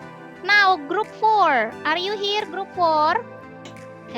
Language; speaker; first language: English; non-native, fluent; Indonesian